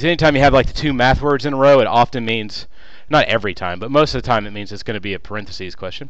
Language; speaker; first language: English; native; English